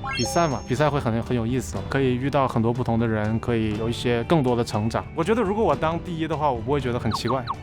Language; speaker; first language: Chinese; early bilingual, heritage; Cantonese